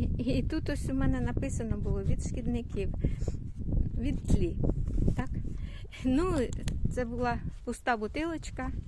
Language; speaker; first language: Ukrainian; non-native, local second language; Russian